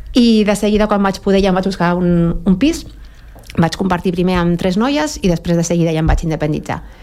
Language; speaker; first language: Catalan; non-native, local second language; Spanish